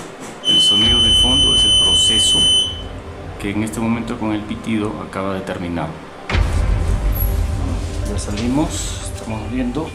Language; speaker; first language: Spanish; native; Spanish